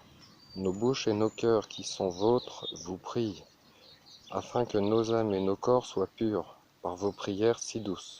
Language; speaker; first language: French; native; French